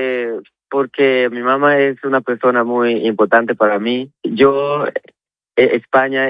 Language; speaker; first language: Spanish; non-native, learner; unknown